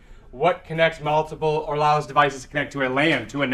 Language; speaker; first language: English; native; English